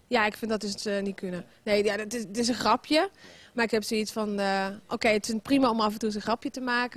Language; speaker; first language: Dutch; native; Dutch